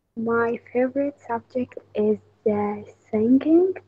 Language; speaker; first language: English; non-native, fluent; Arabic